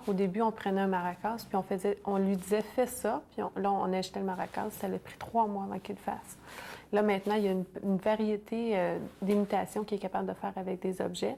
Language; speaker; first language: French; native; French